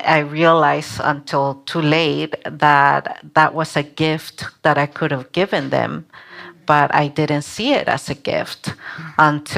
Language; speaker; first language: English; non-native, local second language; Spanish